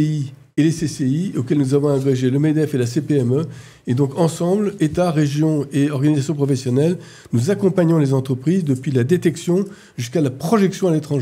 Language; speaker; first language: French; native; French